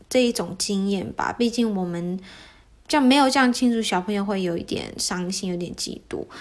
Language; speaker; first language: Chinese; early bilingual, heritage; Chinese